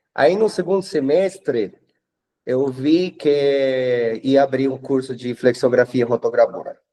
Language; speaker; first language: Portuguese; non-native, fluent; Spanish